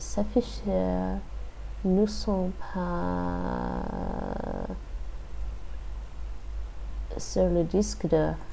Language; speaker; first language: French; non-native, learner; English